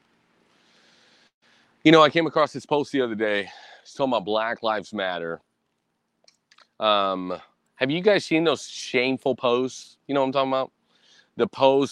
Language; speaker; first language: English; native; English